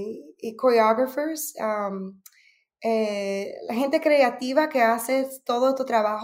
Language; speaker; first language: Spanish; early bilingual, heritage; Spanish